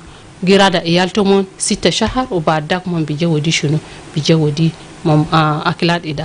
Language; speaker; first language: Arabic; non-native, local second language; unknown